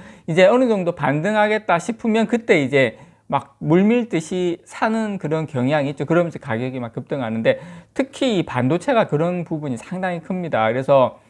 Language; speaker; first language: Korean; native; Korean